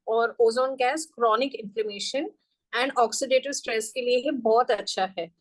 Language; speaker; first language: Hindi; non-native, local second language; Gujarati